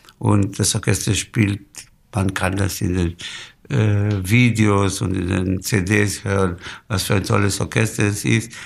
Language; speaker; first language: German; non-native, fluent; Spanish